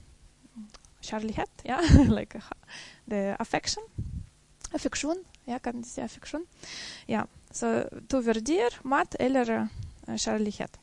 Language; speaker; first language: Swedish; non-native, fluent; Russian